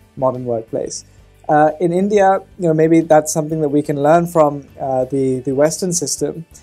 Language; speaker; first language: English; native; English